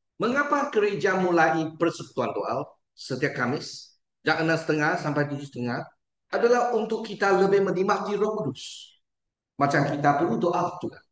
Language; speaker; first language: Malay; non-native, local second language; Chinese